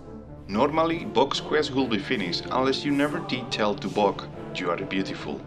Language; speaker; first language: English; non-native, fluent; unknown